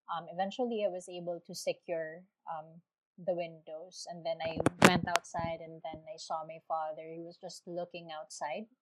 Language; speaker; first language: English; non-native, local second language; Waray